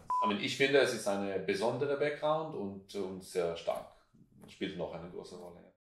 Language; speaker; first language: German; non-native, fluent; Hebrew